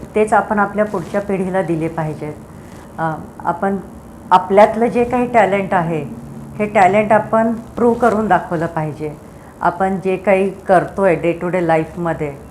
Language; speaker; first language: Marathi; native; Marathi